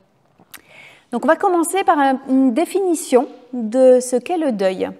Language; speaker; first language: French; native; French